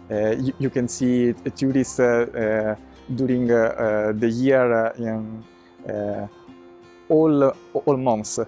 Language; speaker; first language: English; non-native, fluent; Italian